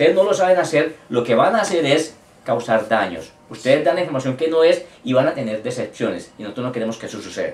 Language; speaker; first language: Spanish; native; Spanish